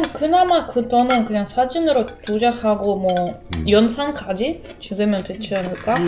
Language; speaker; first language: Korean; non-native, learner; Russian